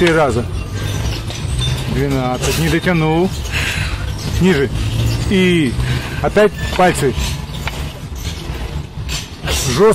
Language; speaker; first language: Russian; native; Russian